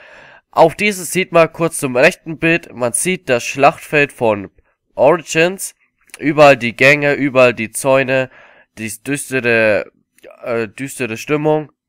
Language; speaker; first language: German; native; German